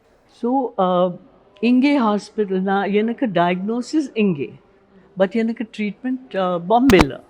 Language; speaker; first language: Tamil; non-native, learner; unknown